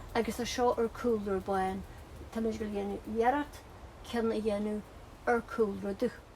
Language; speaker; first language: Irish; native; Irish